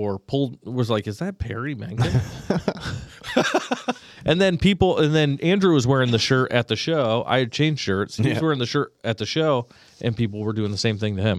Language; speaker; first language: English; native; English